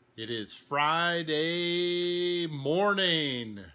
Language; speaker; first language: English; native; English